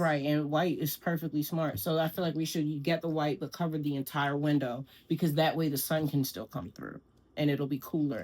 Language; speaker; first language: English; native; English